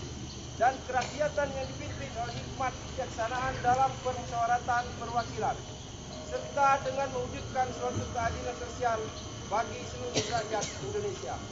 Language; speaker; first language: Indonesian; native; Indonesian